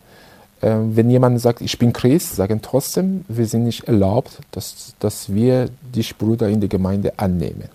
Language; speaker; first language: German; non-native, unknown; Persian